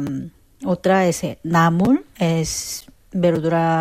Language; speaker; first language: Spanish; non-native, learner; Korean